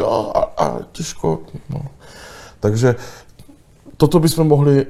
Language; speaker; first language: Czech; native; Czech